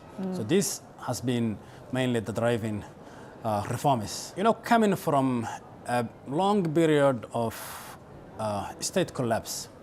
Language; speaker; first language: English; non-native, local second language; Somali